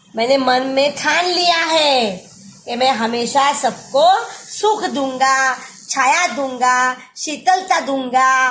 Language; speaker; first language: Hindi; non-native, local second language; Marathi